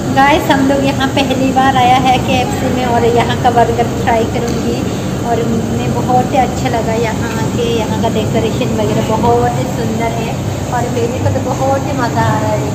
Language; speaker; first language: Hindi; non-native, local second language; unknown